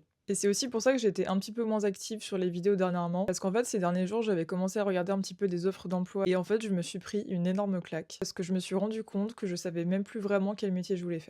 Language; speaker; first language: French; native; French